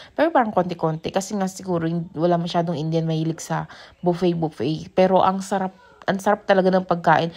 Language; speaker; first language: Filipino; native; Filipino